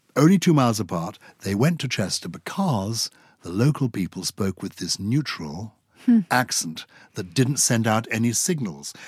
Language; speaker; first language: English; native; English